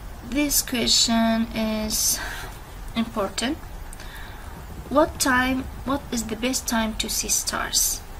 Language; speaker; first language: English; non-native, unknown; Central Kurdish